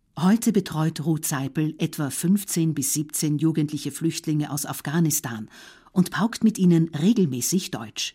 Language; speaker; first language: German; native; German